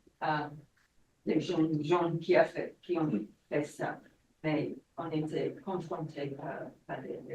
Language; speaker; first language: French; non-native, fluent; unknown